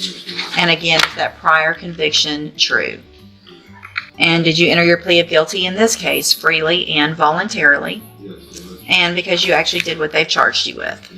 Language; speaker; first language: English; native; English